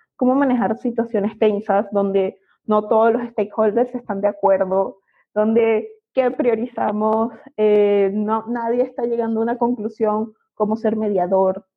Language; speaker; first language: Spanish; native; Spanish